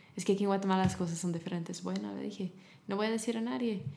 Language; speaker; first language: Spanish; non-native, fluent; English